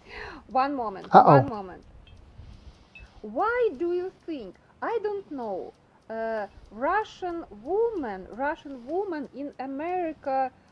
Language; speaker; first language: English; non-native, learner; Russian